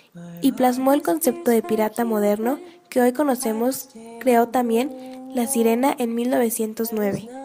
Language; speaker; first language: Spanish; native; Spanish